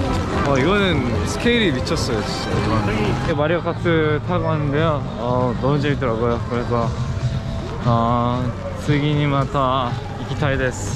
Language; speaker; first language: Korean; early bilingual, heritage; English